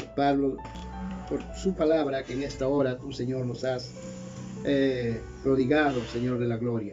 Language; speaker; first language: Spanish; native; Spanish